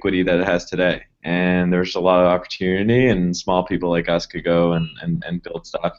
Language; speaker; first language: English; native; English